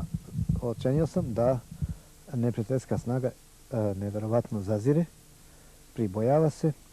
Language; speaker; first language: Bosnian; native; Bosnian